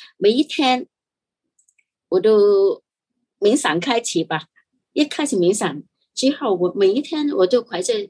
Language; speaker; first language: Chinese; non-native, fluent; Cantonese